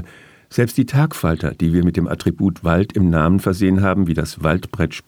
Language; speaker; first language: German; native; German